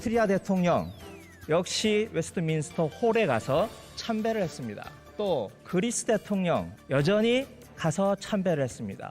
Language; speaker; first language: Korean; native; Korean